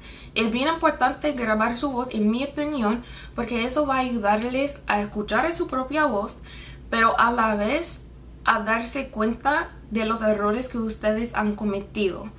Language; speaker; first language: Spanish; non-native, fluent; English